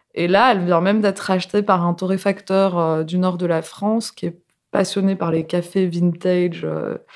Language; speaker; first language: French; native; French